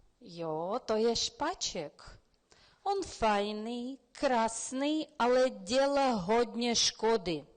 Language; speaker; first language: Czech; early bilingual, heritage; Ukrainian